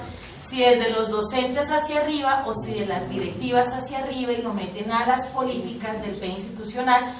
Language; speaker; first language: Spanish; native; Spanish